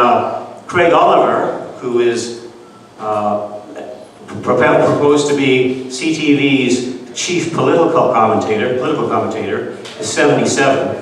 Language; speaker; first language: English; native; English